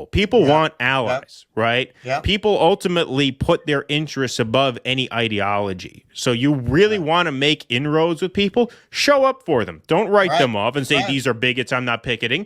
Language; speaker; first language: English; native; English